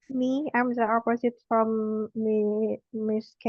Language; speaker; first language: English; non-native, learner; Indonesian